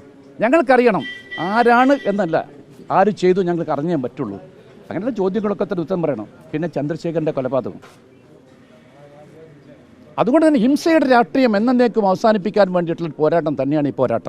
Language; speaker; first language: Malayalam; native; Malayalam